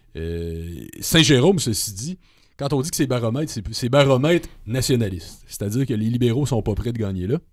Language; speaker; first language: French; native; French